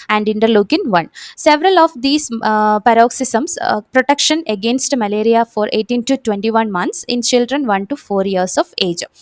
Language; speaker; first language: English; non-native, local second language; Malayalam